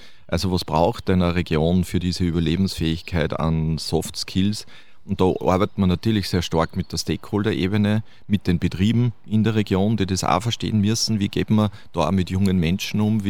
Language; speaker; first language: German; native; German